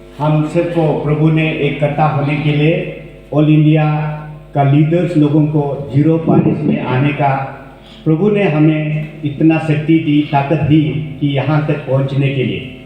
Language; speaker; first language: Hindi; non-native, local second language; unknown